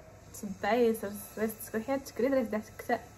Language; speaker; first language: Arabic; native; Arabic